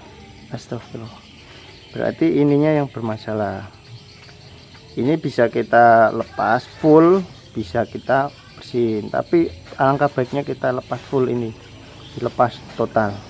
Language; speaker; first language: Indonesian; native; Indonesian